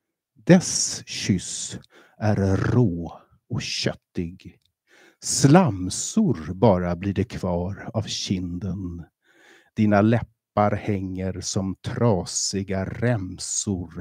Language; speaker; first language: Swedish; native; Swedish